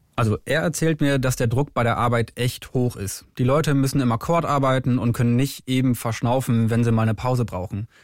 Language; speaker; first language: German; native; German